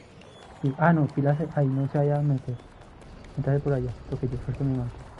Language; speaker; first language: Spanish; native; Spanish